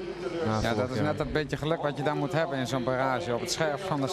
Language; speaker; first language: Dutch; native; Dutch